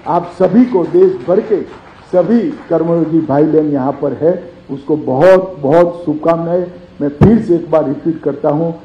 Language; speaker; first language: Hindi; non-native, local second language; Gujarati